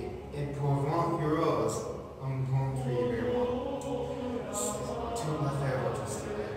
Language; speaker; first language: French; non-native, learner; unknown